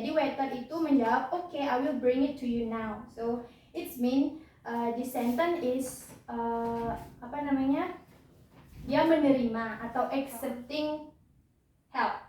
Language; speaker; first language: English; non-native, learner; Indonesian